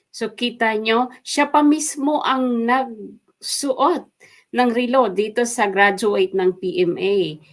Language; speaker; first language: Filipino; non-native, local second language; Waray